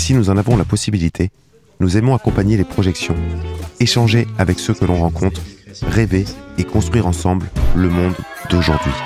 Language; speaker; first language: French; native; French